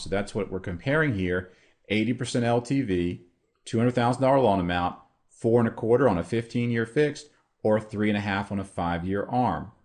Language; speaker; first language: English; native; English